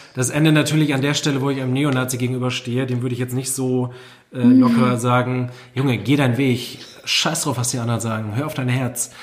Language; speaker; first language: German; native; German